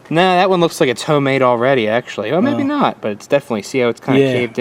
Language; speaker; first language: English; native; English